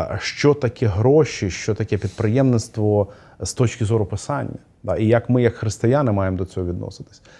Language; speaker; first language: Ukrainian; non-native, local second language; Russian